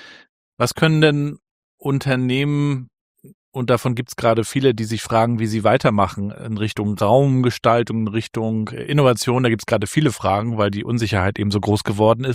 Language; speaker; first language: German; native; German